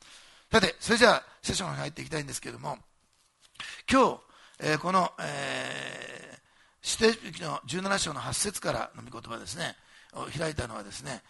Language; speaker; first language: Japanese; native; Japanese